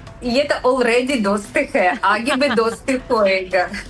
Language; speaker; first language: Hindi; non-native, learner; Russian